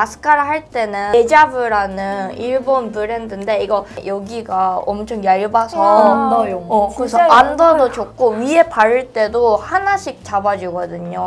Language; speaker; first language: Korean; non-native, fluent; Japanese